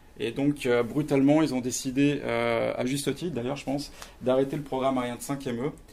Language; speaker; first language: French; native; French